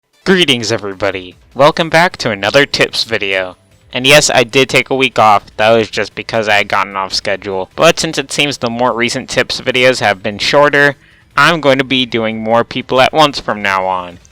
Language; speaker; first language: English; native; English